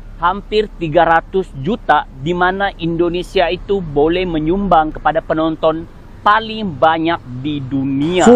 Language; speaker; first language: Malay; native; Malay